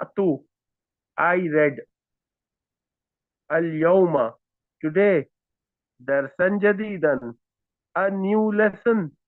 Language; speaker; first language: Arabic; non-native, fluent; Hindi